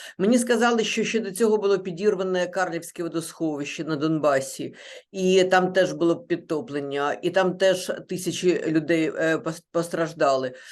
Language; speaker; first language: Ukrainian; non-native, local second language; Russian